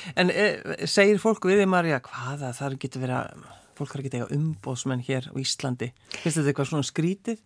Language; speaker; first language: Icelandic; native; Icelandic